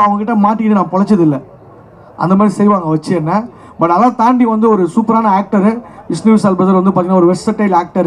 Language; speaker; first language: Tamil; native; Tamil